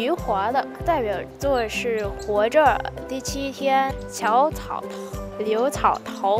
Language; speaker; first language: Chinese; non-native, fluent; Vietnamese